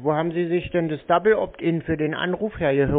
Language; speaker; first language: German; native; German